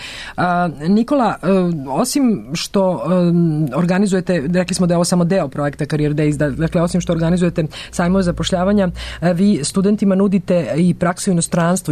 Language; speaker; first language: Serbian; native; Serbian